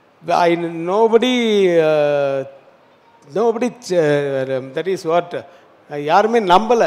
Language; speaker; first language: Telugu; non-native, learner; Tamil